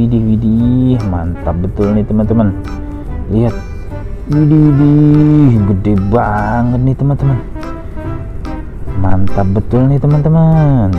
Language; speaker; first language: Indonesian; native; Indonesian